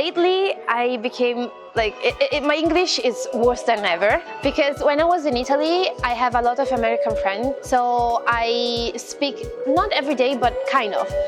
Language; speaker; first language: English; non-native, fluent; Italian